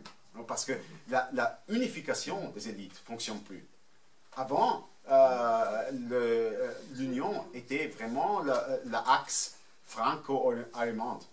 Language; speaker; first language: French; non-native, fluent; German